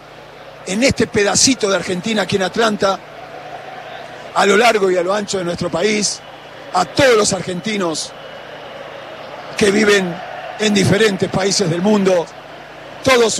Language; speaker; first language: Spanish; native; Spanish